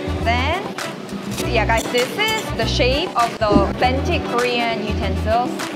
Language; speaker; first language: English; non-native, local second language; Korean